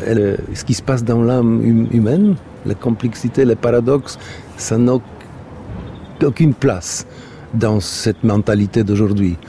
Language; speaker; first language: French; non-native, fluent; Polish